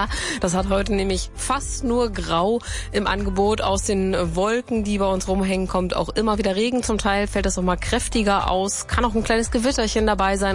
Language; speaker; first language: German; native; German